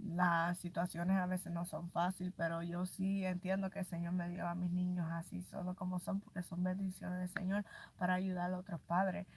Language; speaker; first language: Spanish; early bilingual, heritage; Spanish